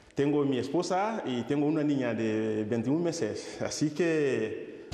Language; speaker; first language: Spanish; non-native, fluent; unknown